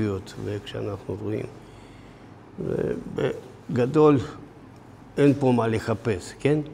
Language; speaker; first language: Hebrew; non-native, fluent; Russian